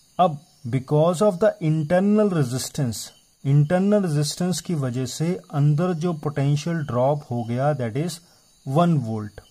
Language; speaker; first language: Hindi; native; Hindi